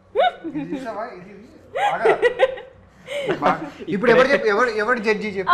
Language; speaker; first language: Telugu; native; Telugu